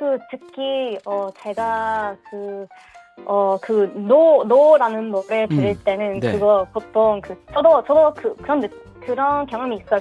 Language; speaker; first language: Korean; non-native, learner; Swedish